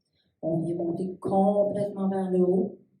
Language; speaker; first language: French; native; French